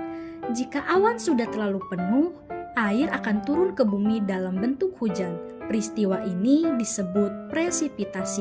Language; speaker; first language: Indonesian; native; Indonesian